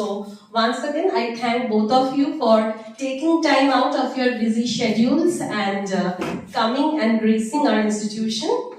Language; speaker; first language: English; non-native, local second language; Bangla